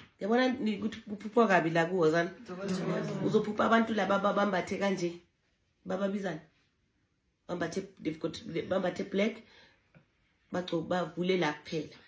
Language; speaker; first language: Zulu; non-native, local second language; Southern Sotho